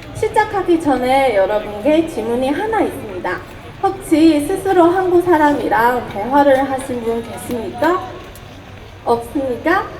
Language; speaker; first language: Korean; non-native, fluent; Chinese